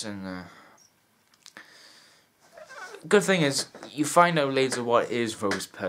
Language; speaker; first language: English; native; English